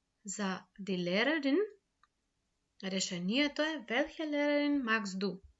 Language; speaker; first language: German; non-native, fluent; Macedonian